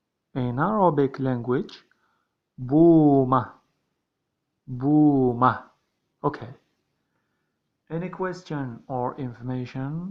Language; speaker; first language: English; non-native, learner; Arabic